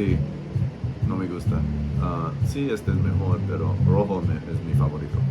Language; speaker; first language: Spanish; non-native, learner; English